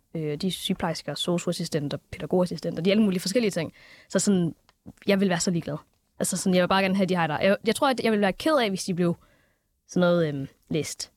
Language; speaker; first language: Danish; early bilingual, other home language; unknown